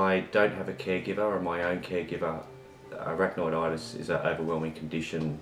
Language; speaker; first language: English; native; English